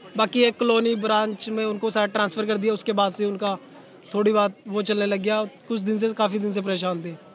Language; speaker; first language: Hindi; native; Hindi